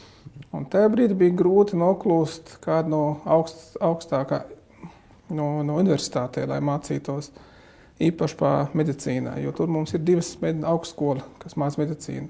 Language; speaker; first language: Latvian; non-native, fluent; Arabic